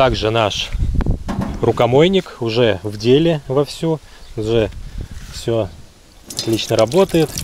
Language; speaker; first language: Russian; native; Russian